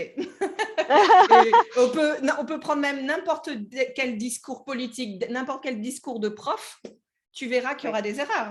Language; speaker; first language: French; native; French